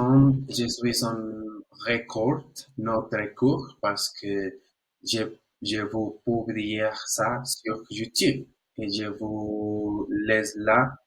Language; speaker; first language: French; non-native, learner; Spanish